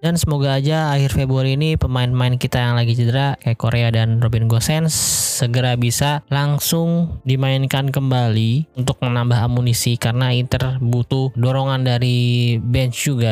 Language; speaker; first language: Indonesian; native; Indonesian